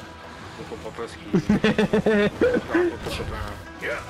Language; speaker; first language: French; native; French